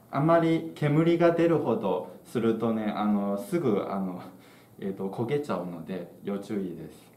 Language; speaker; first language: Japanese; non-native, fluent; Chinese